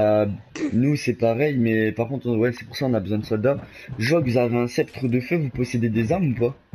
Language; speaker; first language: French; native; French